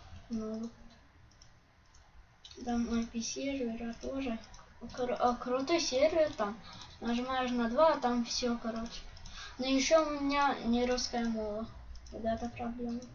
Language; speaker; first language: Russian; non-native, local second language; Ukrainian